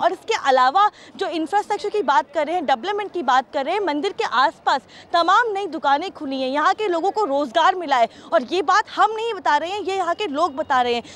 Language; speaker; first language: Hindi; native; Hindi